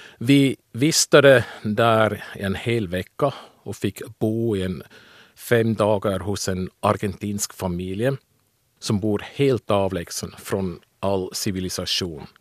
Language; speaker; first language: Swedish; non-native, fluent; German